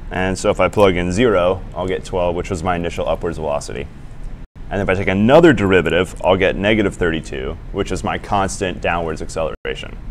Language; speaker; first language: English; native; English